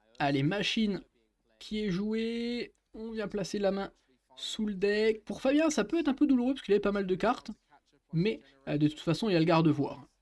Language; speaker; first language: French; native; French